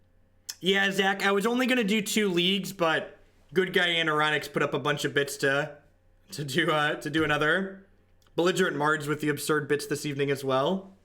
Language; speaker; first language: English; native; English